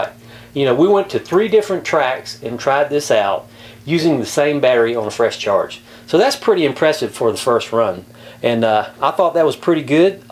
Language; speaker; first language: English; native; English